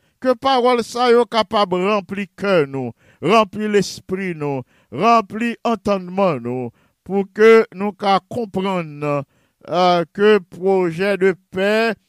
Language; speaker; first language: French; non-native, local second language; Haitian Creole